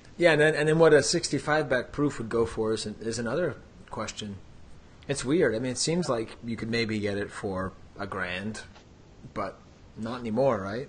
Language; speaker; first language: English; native; English